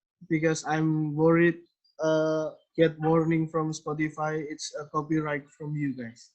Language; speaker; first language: English; non-native, learner; Indonesian